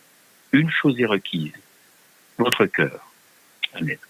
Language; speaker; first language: French; native; French